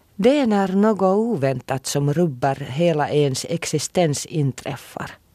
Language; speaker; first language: Swedish; non-native, local second language; Finnish